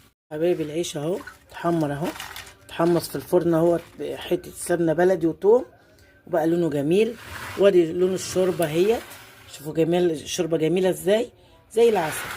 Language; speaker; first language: Arabic; native; Arabic